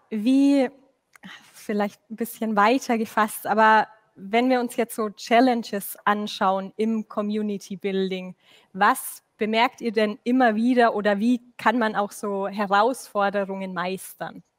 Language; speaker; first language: German; native; German